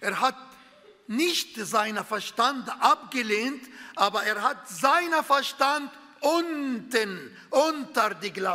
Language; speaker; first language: German; non-native, fluent; Arabic